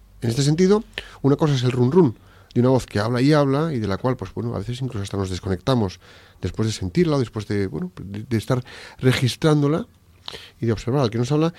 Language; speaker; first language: Spanish; native; Spanish